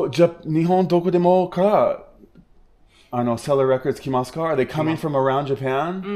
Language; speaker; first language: Japanese; non-native, learner; English